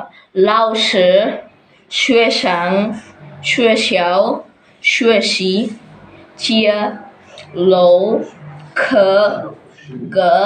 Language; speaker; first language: Chinese; non-native, learner; Bangla